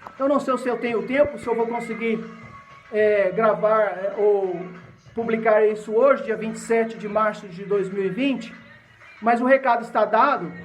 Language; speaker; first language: Portuguese; native; Portuguese